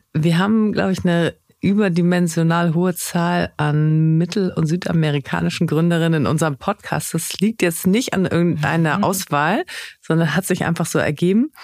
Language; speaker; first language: German; native; German